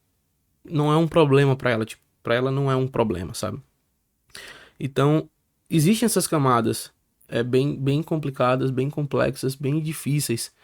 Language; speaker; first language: Portuguese; native; Portuguese